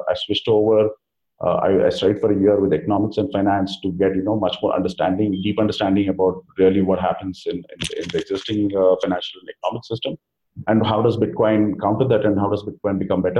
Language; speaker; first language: English; non-native, local second language; Kannada